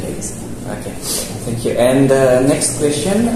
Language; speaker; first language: English; non-native, local second language; Indonesian